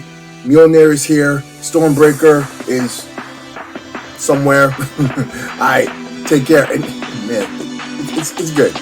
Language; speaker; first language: English; native; English